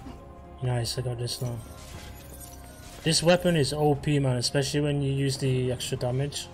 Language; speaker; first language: English; native; English